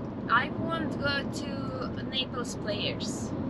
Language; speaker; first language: English; non-native, learner; Russian